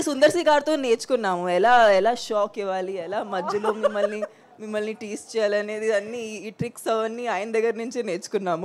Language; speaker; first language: Telugu; non-native, fluent; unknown